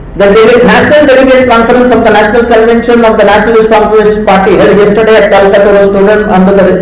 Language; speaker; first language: English; non-native, local second language; Marathi